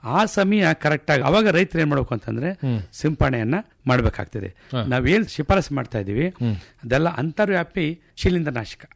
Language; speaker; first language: Kannada; native; Kannada